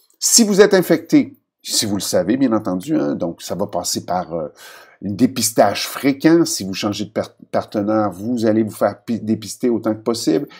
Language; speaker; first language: French; native; French